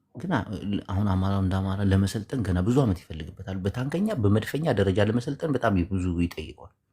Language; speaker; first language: Amharic; non-native, local second language; Tigrinya